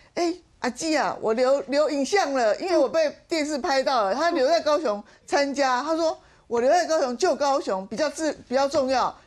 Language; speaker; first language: Chinese; native; Chinese